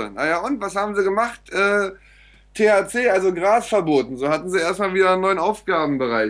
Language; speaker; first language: German; native; German